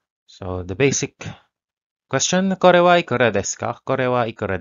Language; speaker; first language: Japanese; non-native, learner; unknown